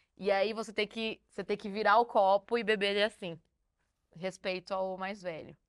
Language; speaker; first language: Portuguese; native; Portuguese